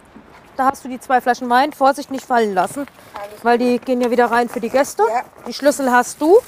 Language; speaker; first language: German; native; German